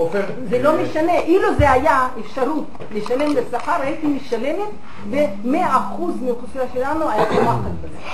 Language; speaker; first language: Hebrew; non-native, fluent; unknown